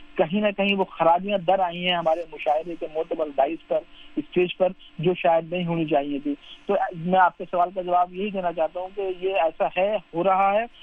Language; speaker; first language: Urdu; native; Urdu